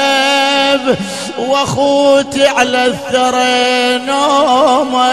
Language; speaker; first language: Arabic; native; Arabic